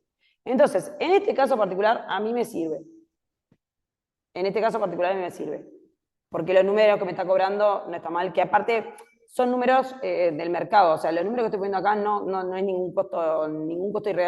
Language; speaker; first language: Spanish; native; Spanish